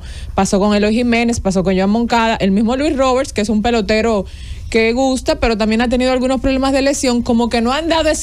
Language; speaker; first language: Spanish; native; Spanish